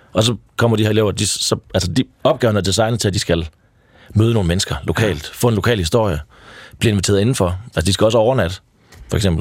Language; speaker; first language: Danish; native; Danish